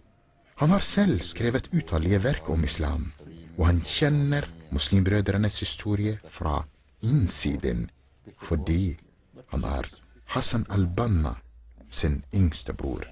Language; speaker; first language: Norwegian; non-native, fluent; Arabic